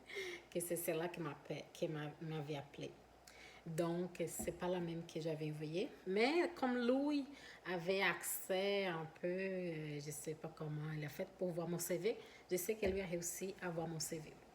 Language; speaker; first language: French; non-native, fluent; Portuguese